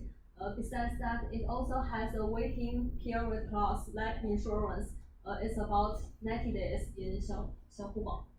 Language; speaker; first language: English; non-native, fluent; Chinese